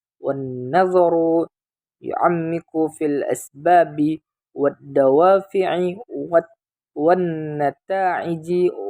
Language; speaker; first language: Arabic; non-native, learner; Indonesian